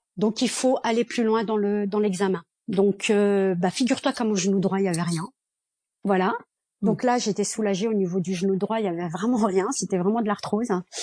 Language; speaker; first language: French; early bilingual, other home language; Kabyle